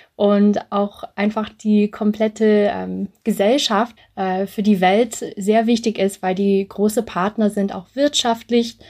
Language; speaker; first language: German; early bilingual, other home language; English